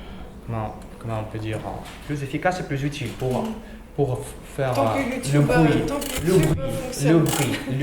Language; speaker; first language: French; non-native, learner; Russian